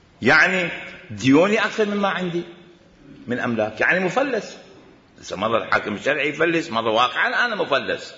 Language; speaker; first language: Arabic; native; Arabic